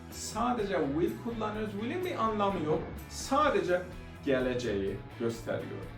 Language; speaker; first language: Turkish; non-native, fluent; Persian